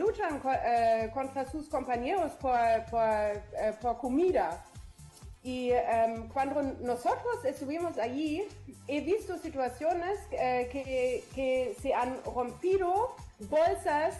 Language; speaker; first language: Spanish; non-native, learner; German